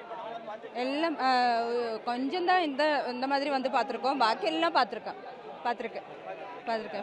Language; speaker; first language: Tamil; non-native, local second language; Malayalam